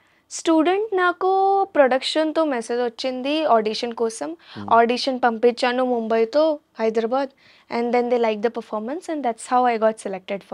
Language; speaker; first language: Telugu; non-native, learner; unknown